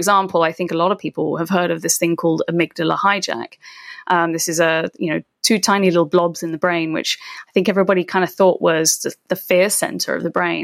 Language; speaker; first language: English; native; English